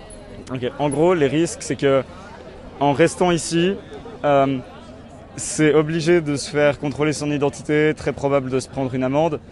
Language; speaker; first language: French; native; French